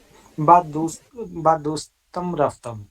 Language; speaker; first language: Persian; non-native, learner; Urdu